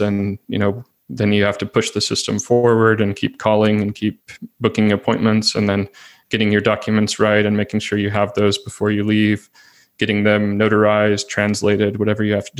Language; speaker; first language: English; native; English